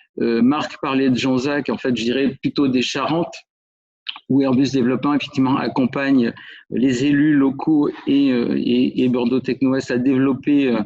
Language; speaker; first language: French; native; French